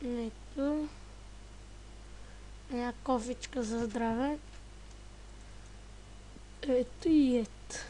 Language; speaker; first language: Bulgarian; native; Bulgarian